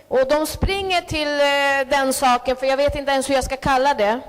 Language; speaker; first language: Swedish; early bilingual, other home language; Spanish